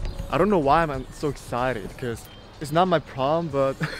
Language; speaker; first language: English; non-native, fluent; Korean